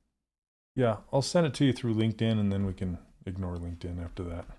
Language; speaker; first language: English; native; English